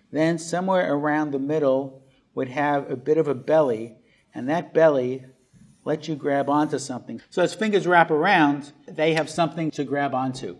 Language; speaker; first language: English; native; English